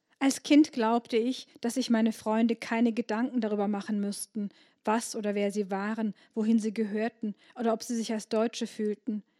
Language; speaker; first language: German; early bilingual, other home language; Turkish